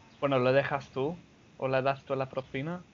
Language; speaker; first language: Spanish; non-native, fluent; English